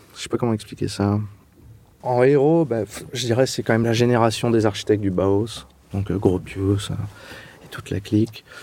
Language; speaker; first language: French; native; French